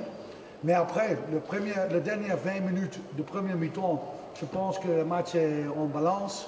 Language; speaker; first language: French; non-native, fluent; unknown